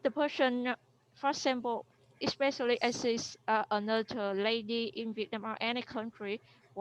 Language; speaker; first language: English; non-native, learner; Vietnamese